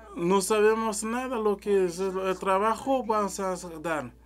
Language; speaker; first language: Spanish; non-native, learner; French